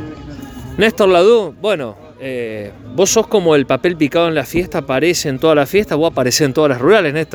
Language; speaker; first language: Spanish; native; Spanish